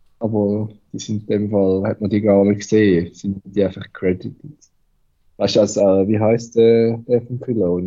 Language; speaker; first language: German; native; German